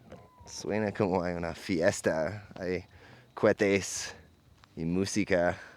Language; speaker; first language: Spanish; non-native, fluent; English